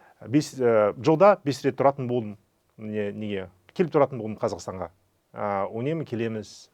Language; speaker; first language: Kazakh; non-native, fluent; Russian